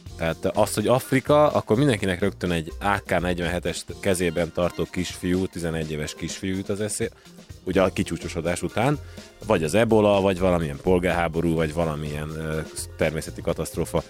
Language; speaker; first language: Hungarian; native; Hungarian